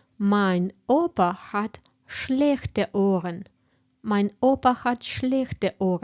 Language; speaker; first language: German; non-native, fluent; Ukrainian